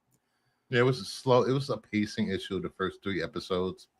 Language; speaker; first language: English; native; English